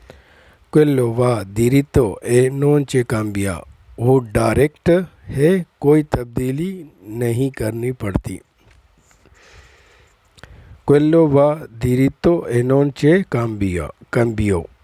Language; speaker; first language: Italian; non-native, learner; Urdu